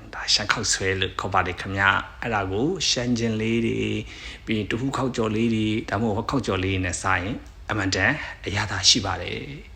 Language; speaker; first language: Burmese; non-native, local second language; Pa'o Karen